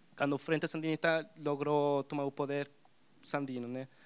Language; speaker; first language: Portuguese; non-native, learner; Spanish